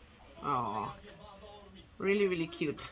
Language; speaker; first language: English; native; English